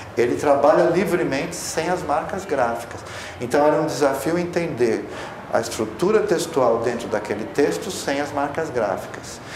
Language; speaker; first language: Portuguese; native; Portuguese